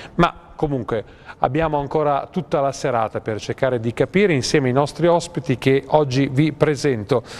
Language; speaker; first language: Italian; native; Italian